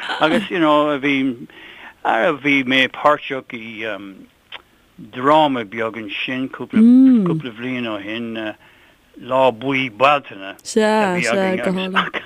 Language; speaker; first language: Irish; non-native, local second language; English